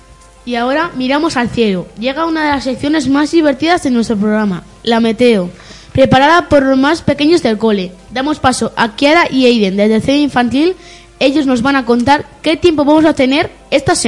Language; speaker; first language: Spanish; native; Spanish